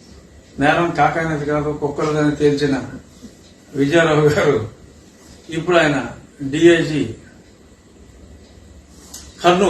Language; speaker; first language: Telugu; native; Telugu